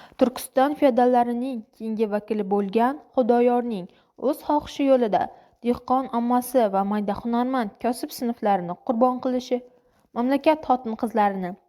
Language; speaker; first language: Uzbek; non-native, local second language; Kara-Kalpak